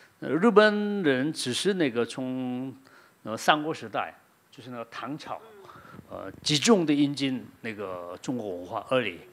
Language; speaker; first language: Chinese; non-native, fluent; Korean